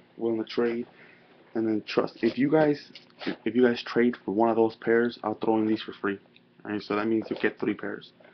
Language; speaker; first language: English; native; English